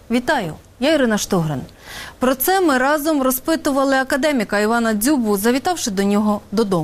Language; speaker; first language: Ukrainian; native; Ukrainian